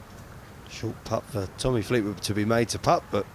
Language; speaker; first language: English; native; English